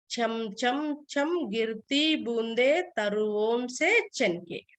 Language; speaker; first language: Hindi; non-native, local second language; Telugu